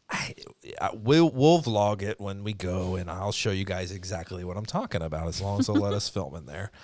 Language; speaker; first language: English; native; English